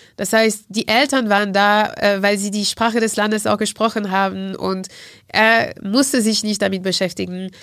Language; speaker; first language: German; non-native, fluent; French